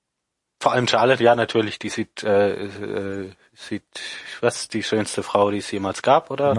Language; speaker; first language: German; native; German